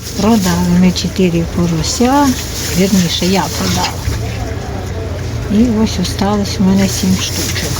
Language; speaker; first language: Ukrainian; native; Ukrainian